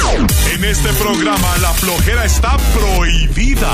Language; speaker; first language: Spanish; native; Spanish